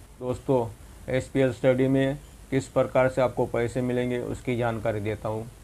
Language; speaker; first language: Hindi; non-native, local second language; Gujarati